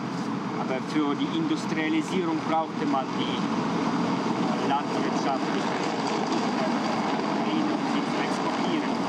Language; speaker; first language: German; non-native, fluent; Ukrainian